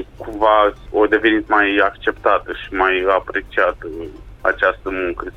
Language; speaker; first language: Romanian; native; Romanian